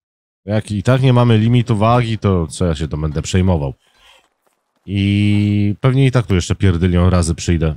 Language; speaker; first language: Polish; native; Polish